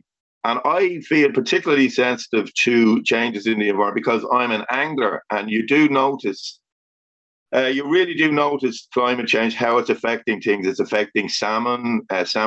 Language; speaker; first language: English; native; English